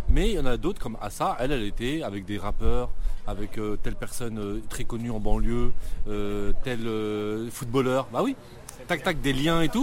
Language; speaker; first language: French; native; French